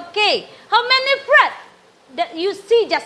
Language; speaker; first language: English; non-native, learner; Indonesian